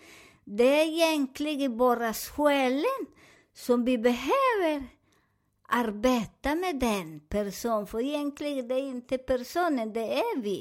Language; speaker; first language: Swedish; non-native, learner; Spanish